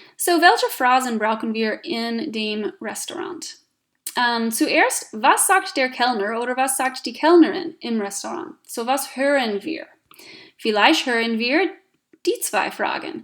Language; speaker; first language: German; non-native, fluent; English